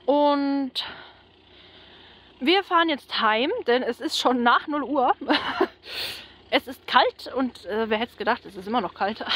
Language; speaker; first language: German; native; German